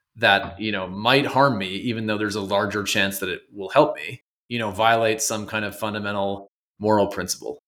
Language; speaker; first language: English; native; English